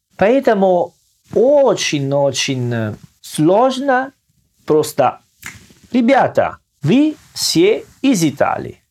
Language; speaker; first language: Russian; non-native, learner; Italian